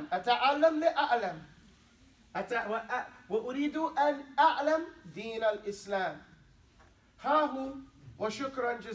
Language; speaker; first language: Arabic; non-native, learner; English